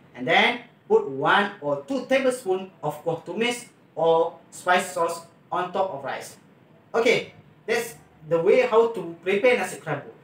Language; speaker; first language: English; non-native, local second language; Malay